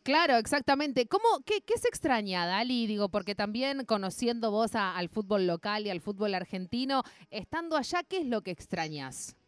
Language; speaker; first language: Spanish; native; Spanish